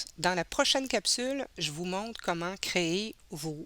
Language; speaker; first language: French; native; French